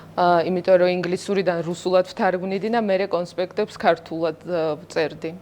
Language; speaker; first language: Georgian; non-native, local second language; Russian